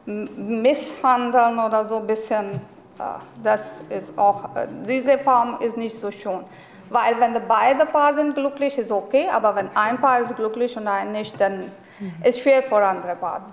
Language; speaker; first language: German; non-native, learner; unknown